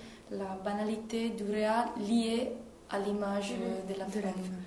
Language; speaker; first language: French; non-native, fluent; Italian